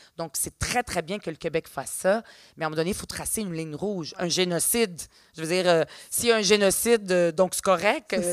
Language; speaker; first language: French; early bilingual, other home language; Arabic